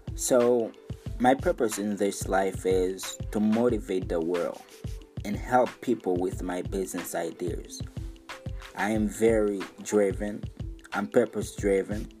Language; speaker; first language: English; non-native, fluent; Haitian Creole